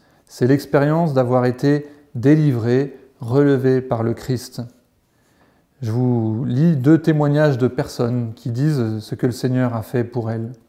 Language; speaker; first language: French; native; French